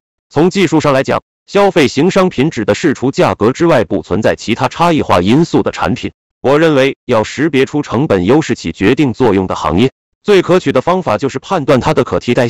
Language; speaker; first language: Chinese; native; Chinese